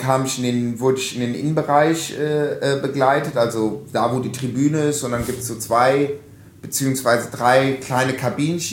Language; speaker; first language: German; native; German